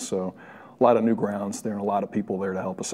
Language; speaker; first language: English; native; English